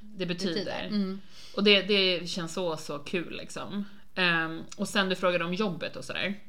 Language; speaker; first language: Swedish; native; Swedish